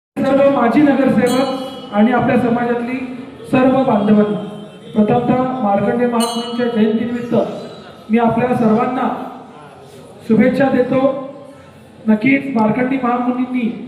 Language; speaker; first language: Marathi; non-native, local second language; Telugu